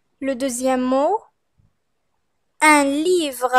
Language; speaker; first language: French; non-native, fluent; Arabic